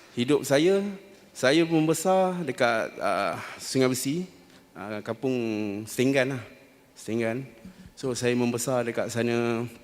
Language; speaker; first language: Malay; native; Malay